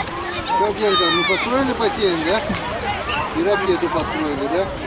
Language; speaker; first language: Russian; native; Russian